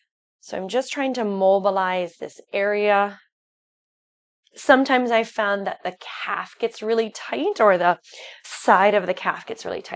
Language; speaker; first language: English; native; English